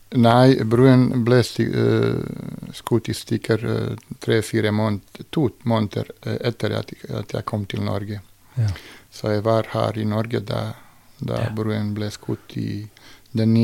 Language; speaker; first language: Norwegian; non-native, fluent; Bosnian